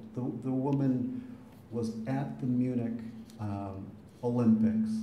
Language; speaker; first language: English; native; English